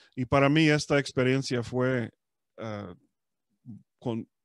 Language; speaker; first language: English; native; English